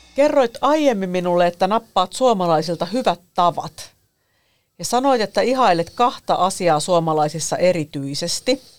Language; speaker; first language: Finnish; native; Finnish